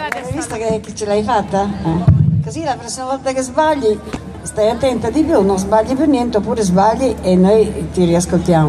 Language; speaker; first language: Italian; native; Italian